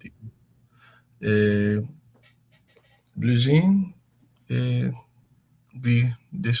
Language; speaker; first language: French; non-native, learner; English